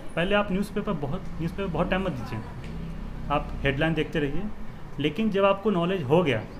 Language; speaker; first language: Hindi; native; Hindi